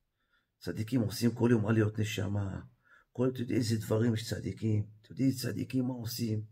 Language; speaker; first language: Hebrew; native; Hebrew